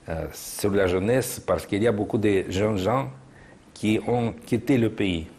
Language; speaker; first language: French; non-native, fluent; Russian